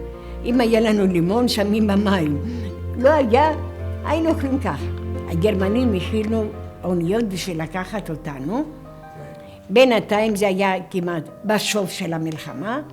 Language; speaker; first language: Hebrew; non-native, fluent; Greek